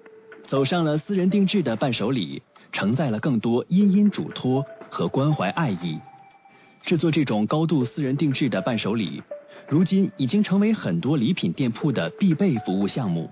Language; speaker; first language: Chinese; native; Chinese